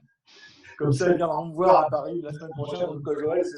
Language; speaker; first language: French; native; French